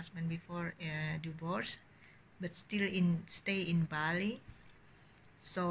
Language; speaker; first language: English; non-native, learner; Indonesian